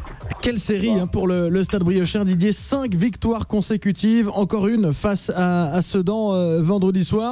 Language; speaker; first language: French; native; French